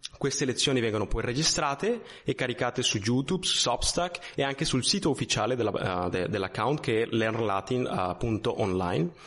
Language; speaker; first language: Italian; early bilingual, heritage; Spanish